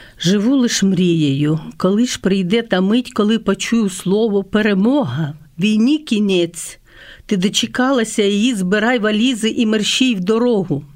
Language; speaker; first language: Ukrainian; non-native, local second language; Russian